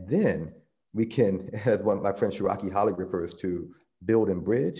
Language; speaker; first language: English; native; English